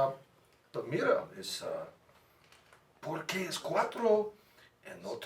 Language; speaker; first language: Spanish; non-native, learner; English